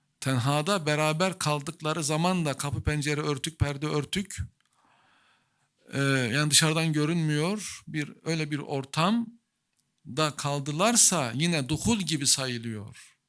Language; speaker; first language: Turkish; native; Turkish